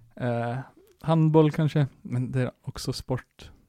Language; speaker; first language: Swedish; non-native, fluent; Icelandic